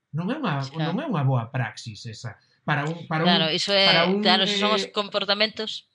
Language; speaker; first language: Galician; non-native, local second language; Spanish